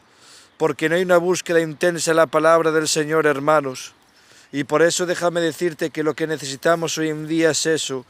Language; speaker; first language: Spanish; native; Spanish